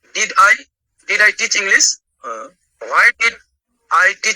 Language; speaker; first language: English; non-native, learner; Hindi